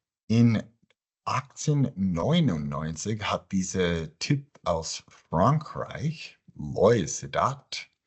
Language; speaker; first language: German; non-native, fluent; English